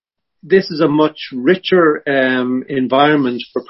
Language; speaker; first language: English; native; English